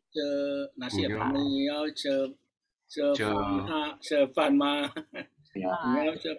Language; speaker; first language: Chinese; non-native, learner; Indonesian